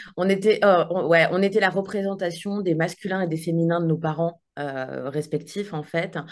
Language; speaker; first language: French; native; French